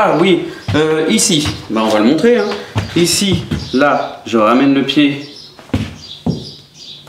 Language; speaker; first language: French; native; French